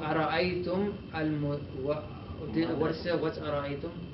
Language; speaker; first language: Arabic; non-native, fluent; English